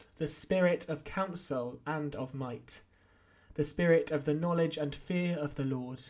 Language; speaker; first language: English; native; English